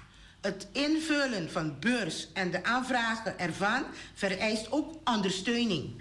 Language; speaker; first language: Dutch; non-native, local second language; Papiamento